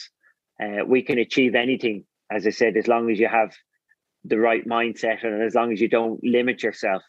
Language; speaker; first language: English; native; English